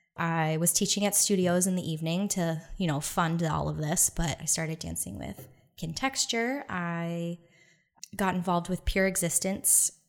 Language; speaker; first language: English; native; English